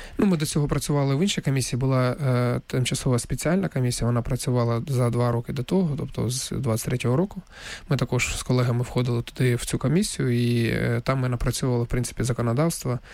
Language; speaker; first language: Ukrainian; non-native, local second language; Russian